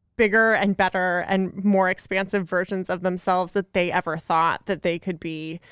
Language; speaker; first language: English; native; English